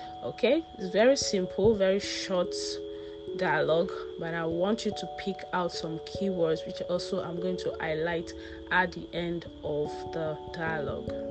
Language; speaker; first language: English; non-native, local second language; Yoruba